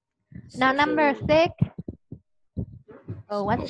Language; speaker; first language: English; non-native, fluent; Vietnamese